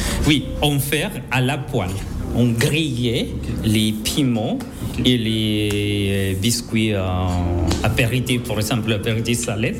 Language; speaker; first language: French; non-native, learner; Spanish